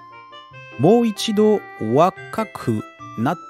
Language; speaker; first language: Japanese; non-native, learner; French